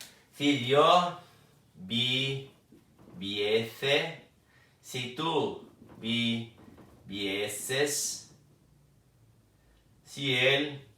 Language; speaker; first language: Spanish; non-native, fluent; Portuguese